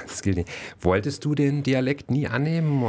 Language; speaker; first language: German; native; German